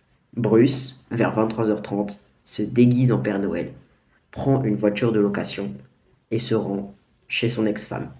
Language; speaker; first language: French; native; French